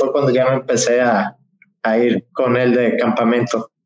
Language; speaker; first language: Spanish; native; Spanish